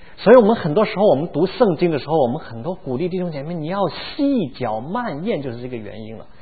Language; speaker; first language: Chinese; non-native, local second language; Cantonese